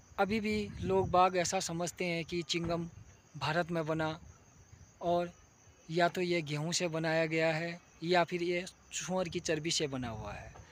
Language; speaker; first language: Hindi; native; Hindi